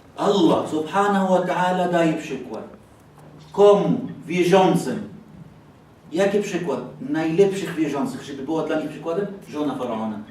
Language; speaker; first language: Polish; non-native, fluent; Arabic